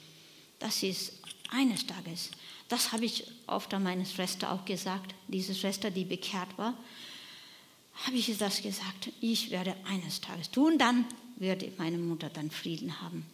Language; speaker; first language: German; non-native, learner; Nepali